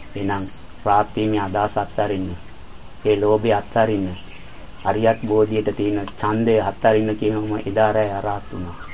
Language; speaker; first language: Sinhala; non-native, fluent; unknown